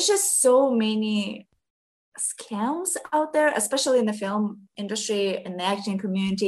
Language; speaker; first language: English; non-native, fluent; Ukrainian